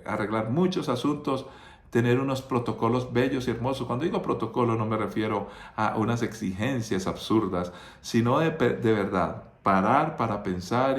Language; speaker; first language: Spanish; native; Spanish